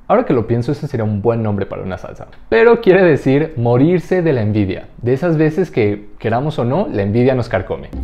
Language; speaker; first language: Spanish; native; Spanish